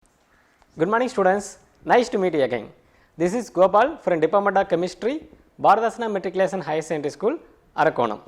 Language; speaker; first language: English; non-native, local second language; Tamil